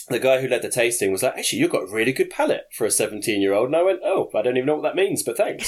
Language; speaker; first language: English; native; English